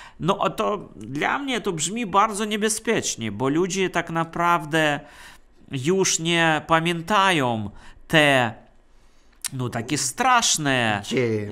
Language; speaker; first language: Polish; non-native, fluent; Russian